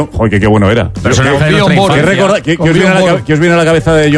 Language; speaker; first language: Spanish; native; Spanish